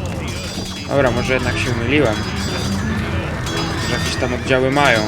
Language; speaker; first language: Polish; native; Polish